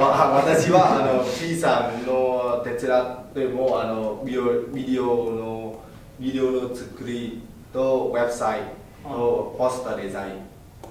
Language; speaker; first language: Japanese; non-native, fluent; Vietnamese